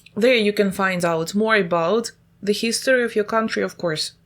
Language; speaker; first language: English; non-native, fluent; Ukrainian